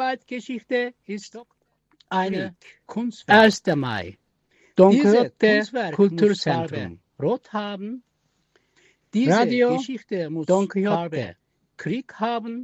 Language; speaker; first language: German; non-native, learner; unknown